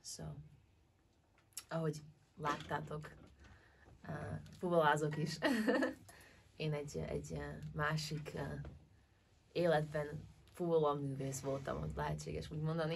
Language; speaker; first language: Hungarian; early bilingual, heritage; Hungarian